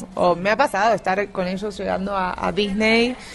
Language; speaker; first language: Spanish; native; Spanish